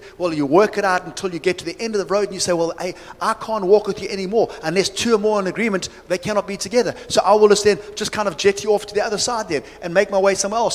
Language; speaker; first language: English; native; English